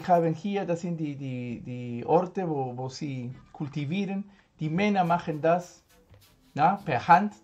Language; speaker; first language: German; non-native, fluent; Spanish